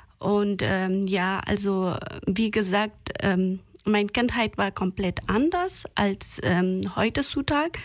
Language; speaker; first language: German; non-native, fluent; Persian